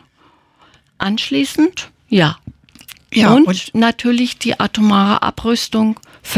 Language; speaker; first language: German; native; German